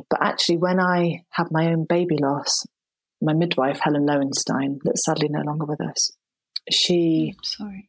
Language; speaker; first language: English; native; English